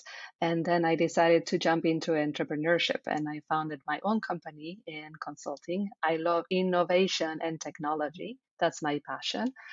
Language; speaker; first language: English; non-native, fluent; Spanish